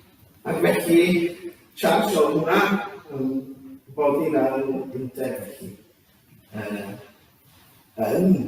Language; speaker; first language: Welsh; native; Welsh